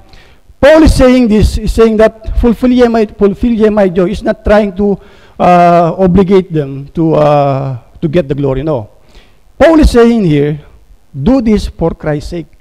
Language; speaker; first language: English; non-native, local second language; Filipino